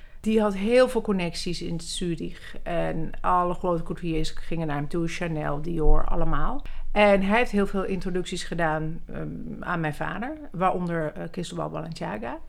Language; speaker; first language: Dutch; early bilingual, other home language; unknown